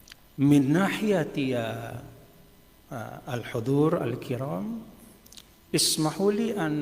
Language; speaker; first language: Arabic; non-native, fluent; Indonesian